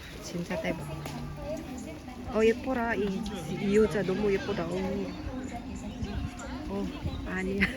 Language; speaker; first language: Korean; non-native, learner; Filipino